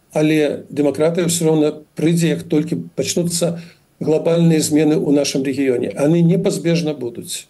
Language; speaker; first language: Belarusian; native; Belarusian